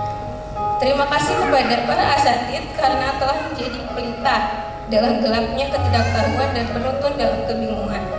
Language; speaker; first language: Indonesian; native; Indonesian